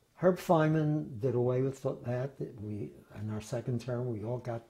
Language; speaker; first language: English; native; English